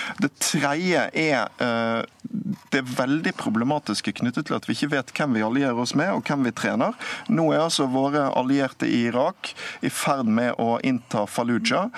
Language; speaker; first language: Norwegian; native; Norwegian